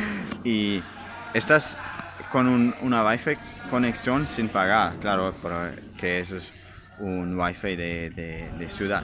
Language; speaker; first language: Spanish; non-native, learner; German